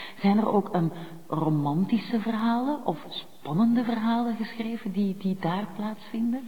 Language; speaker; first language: Dutch; native; Dutch